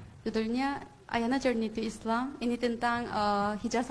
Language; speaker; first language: Indonesian; non-native, fluent; Korean